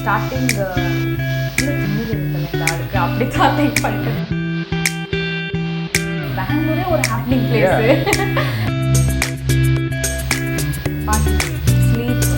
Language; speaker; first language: Tamil; non-native, learner; Kannada